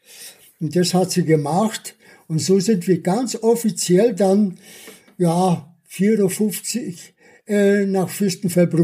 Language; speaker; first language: German; early bilingual, other home language; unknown